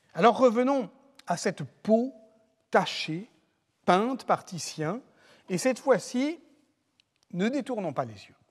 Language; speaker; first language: French; native; French